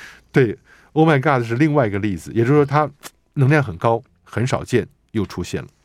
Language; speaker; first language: Chinese; native; Chinese